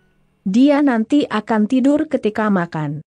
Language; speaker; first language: Indonesian; non-native, learner; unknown